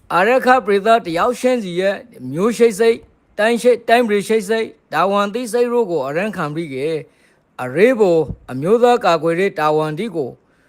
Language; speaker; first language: Burmese; native; Burmese